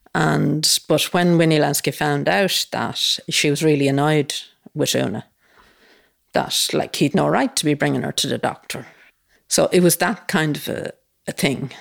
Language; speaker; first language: English; native; English